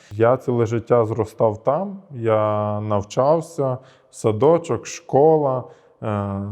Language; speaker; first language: Ukrainian; early bilingual, heritage; Ukrainian